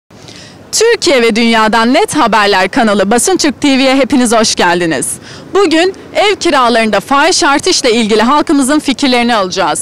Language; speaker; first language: Turkish; native; Turkish